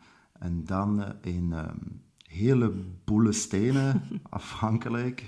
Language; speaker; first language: Dutch; non-native, local second language; French